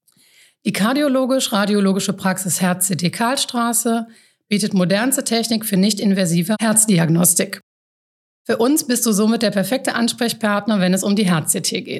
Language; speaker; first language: German; native; German